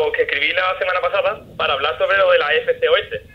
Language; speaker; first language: Spanish; native; Spanish